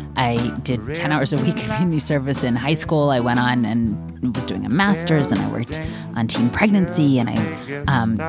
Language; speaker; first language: English; native; English